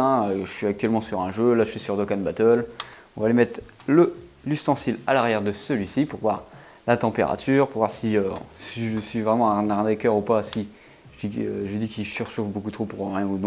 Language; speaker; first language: French; native; French